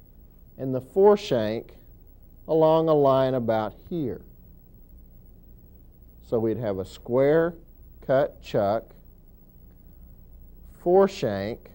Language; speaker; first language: English; native; English